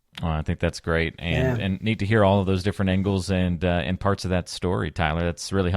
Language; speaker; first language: English; native; English